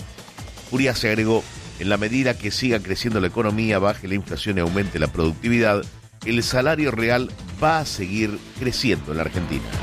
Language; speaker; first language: Spanish; native; Spanish